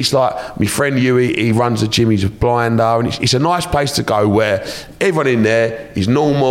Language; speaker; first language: English; native; English